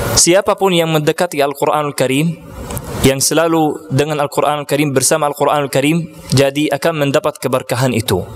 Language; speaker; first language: Malay; non-native, fluent; Arabic